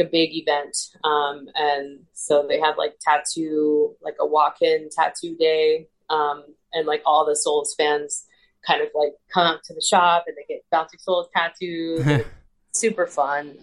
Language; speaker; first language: English; native; English